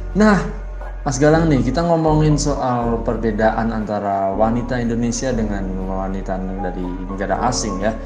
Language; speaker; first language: Indonesian; native; Indonesian